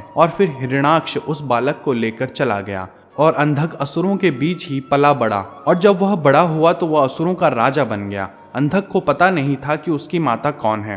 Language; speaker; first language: Hindi; native; Hindi